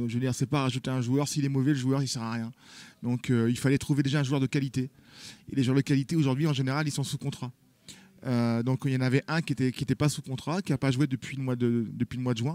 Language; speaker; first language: French; native; French